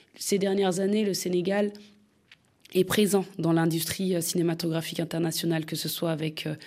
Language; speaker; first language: French; native; French